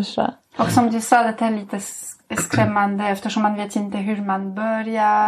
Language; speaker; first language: Swedish; non-native, fluent; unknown